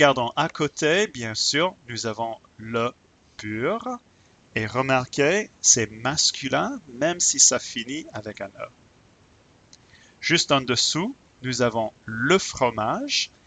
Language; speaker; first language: French; non-native, fluent; English